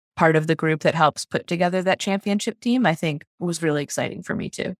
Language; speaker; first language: English; native; English